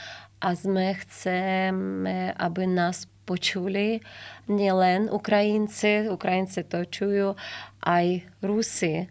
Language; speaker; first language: Slovak; non-native, learner; Ukrainian